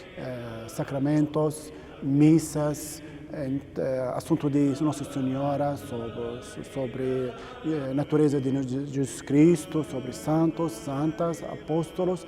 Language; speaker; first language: Portuguese; non-native, learner; Arabic